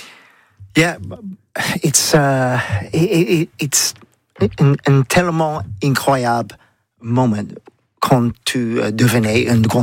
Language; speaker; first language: French; non-native, learner; English